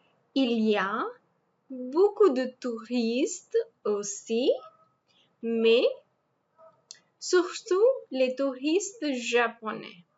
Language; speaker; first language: French; non-native, fluent; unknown